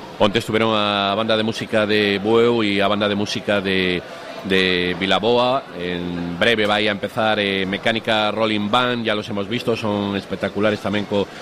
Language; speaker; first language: Galician; non-native, local second language; Spanish